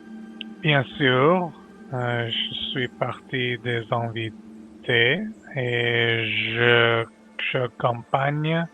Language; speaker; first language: French; non-native, learner; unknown